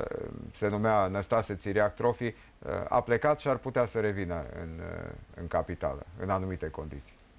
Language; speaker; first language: Romanian; native; Romanian